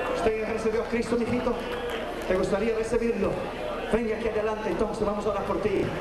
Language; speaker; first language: Spanish; non-native, fluent; Portuguese